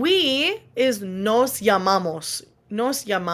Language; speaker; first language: Spanish; non-native, fluent; English